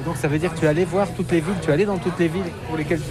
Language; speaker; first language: French; native; French